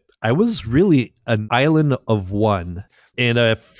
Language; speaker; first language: English; non-native, fluent; French